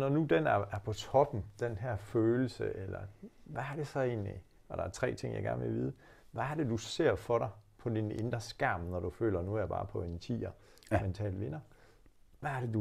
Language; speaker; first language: Danish; native; Danish